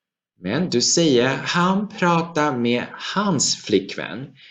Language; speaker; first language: Swedish; non-native, fluent; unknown